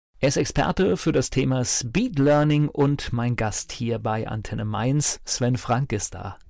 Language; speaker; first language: German; native; German